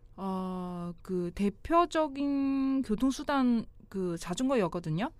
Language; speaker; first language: Korean; non-native, fluent; Chinese